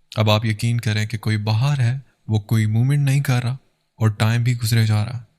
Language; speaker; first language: Urdu; native; Urdu